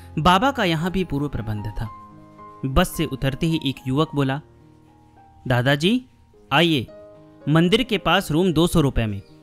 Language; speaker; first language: Hindi; native; Hindi